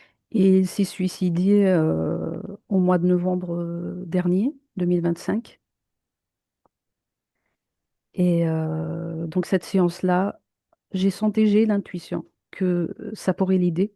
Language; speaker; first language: French; native; French